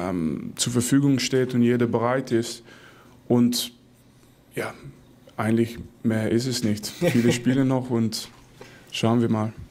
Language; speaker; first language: German; non-native, fluent; Dutch